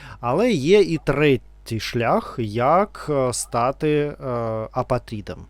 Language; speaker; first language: Ukrainian; non-native, learner; Russian